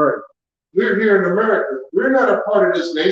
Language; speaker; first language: English; native; English